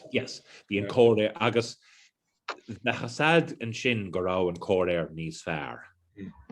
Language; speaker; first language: Irish; non-native, local second language; English